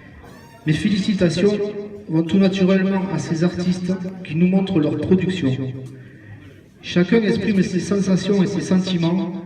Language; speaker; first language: French; native; French